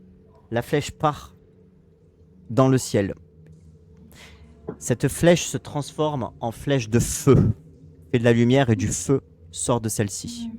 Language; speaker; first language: French; native; French